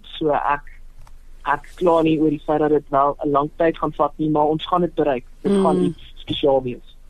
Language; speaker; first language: Afrikaans; non-native, local second language; Tswana